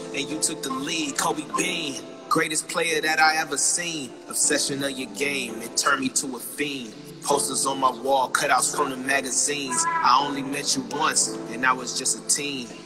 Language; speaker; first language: English; native; English